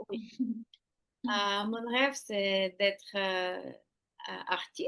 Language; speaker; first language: French; non-native, learner; Ukrainian